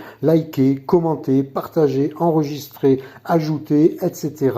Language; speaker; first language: French; native; French